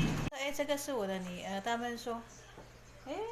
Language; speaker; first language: Chinese; non-native, fluent; Filipino